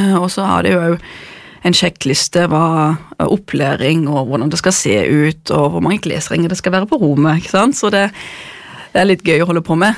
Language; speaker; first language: Norwegian; non-native, fluent; German